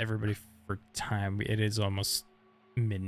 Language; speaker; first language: English; native; English